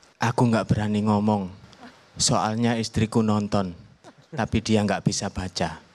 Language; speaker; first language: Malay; non-native, local second language; Javanese